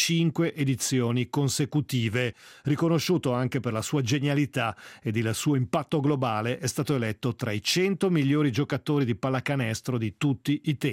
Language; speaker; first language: Italian; native; Italian